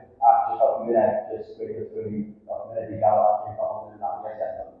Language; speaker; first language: Welsh; non-native, learner; English